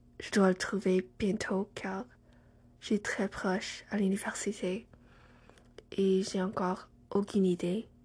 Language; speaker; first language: French; non-native, learner; English